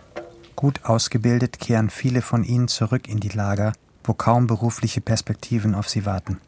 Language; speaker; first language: German; native; German